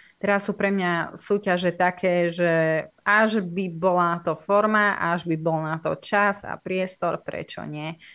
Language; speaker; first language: Slovak; non-native, local second language; Hungarian